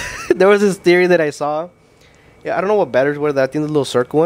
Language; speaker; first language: English; early bilingual, other home language; Spanish